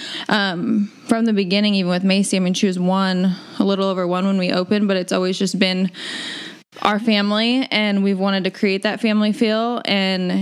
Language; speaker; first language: English; native; English